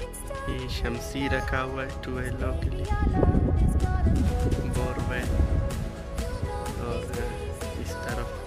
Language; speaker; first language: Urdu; non-native, local second language; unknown